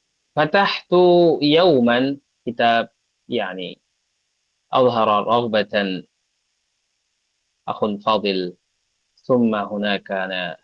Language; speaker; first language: Arabic; non-native, fluent; Bangla